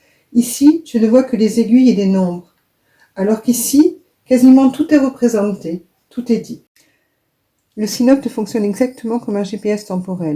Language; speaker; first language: French; native; French